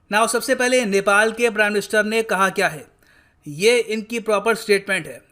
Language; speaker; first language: Hindi; native; Hindi